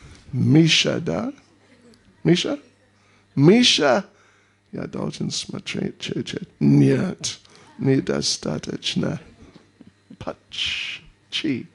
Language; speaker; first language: Russian; non-native, learner; English